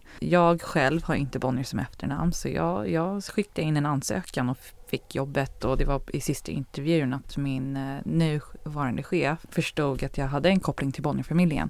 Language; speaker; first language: Swedish; early bilingual, heritage; Swedish